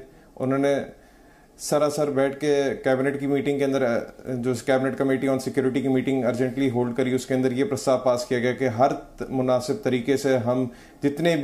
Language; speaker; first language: Hindi; native; Hindi